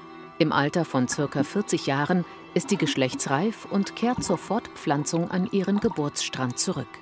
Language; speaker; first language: German; native; German